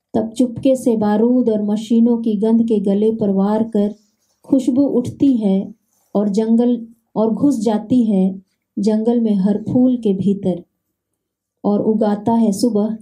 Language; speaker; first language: Hindi; non-native, local second language; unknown